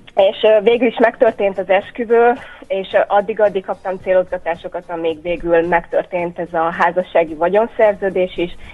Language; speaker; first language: Hungarian; native; Hungarian